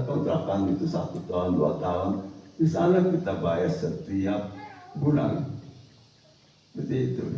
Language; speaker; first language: Indonesian; non-native, fluent; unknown